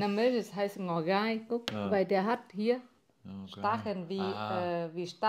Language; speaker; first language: German; non-native, learner; Vietnamese